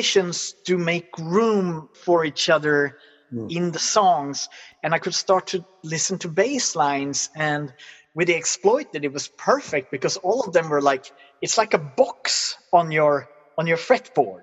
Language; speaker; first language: English; non-native, fluent; Swedish